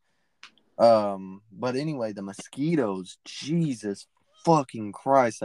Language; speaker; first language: English; native; English